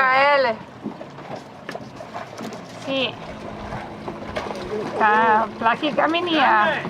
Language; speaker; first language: Spanish; non-native, learner; Italian